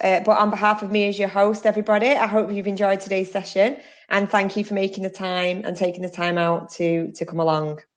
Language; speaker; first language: English; native; English